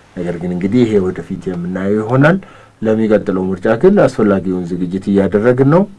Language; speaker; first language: Amharic; non-native, local second language; Oromo